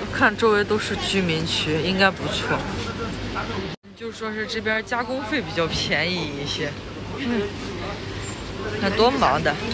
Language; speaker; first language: Chinese; native; Chinese